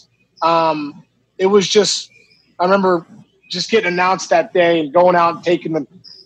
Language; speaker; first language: English; native; English